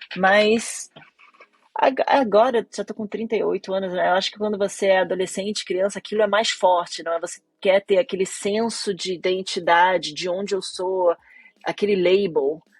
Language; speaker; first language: Portuguese; early bilingual, other home language; Spanish